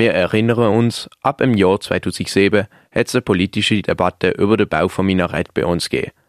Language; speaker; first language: German; native; German